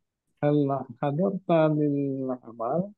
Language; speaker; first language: Arabic; non-native, learner; Indonesian